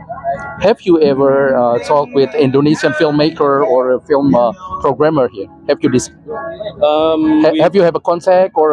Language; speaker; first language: English; non-native, fluent; Indonesian